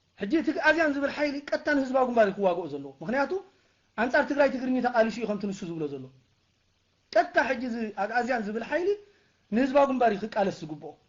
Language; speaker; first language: Tigrinya; native; Tigrinya